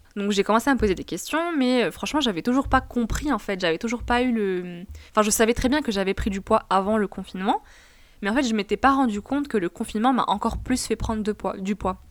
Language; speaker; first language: French; non-native, local second language; Arabic